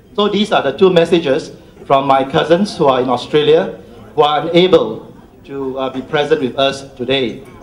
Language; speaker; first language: English; non-native, local second language; Min Nan Chinese